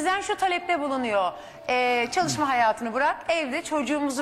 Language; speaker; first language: Turkish; native; Turkish